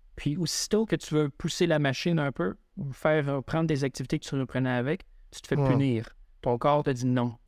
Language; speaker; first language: French; native; French